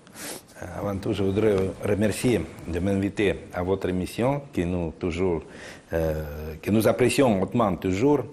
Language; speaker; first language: French; non-native, fluent; Russian